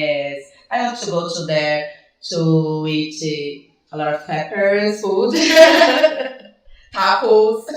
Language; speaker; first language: English; non-native, fluent; Portuguese